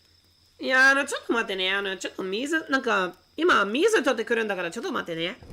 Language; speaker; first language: Japanese; native; Japanese